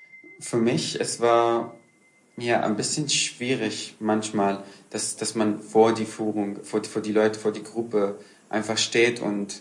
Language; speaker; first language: German; non-native, fluent; Arabic